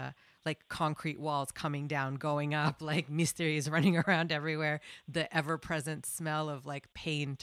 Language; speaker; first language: English; non-native, local second language; Bangla